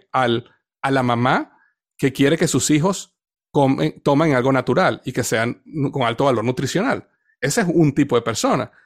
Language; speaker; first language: Spanish; native; Spanish